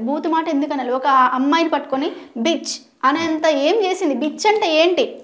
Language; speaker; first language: Telugu; non-native, local second language; Hindi